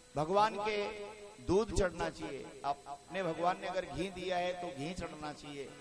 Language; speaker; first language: Hindi; native; Hindi